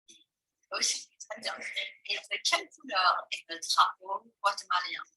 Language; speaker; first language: French; non-native, learner; Spanish